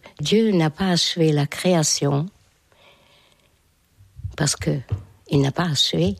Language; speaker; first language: French; non-native, fluent; Hungarian